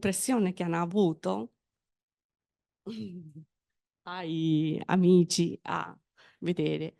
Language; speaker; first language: Italian; non-native, fluent; Japanese